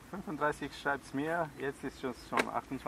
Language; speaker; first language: German; non-native, fluent; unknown